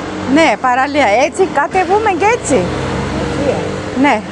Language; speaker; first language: Greek; non-native, learner; Armenian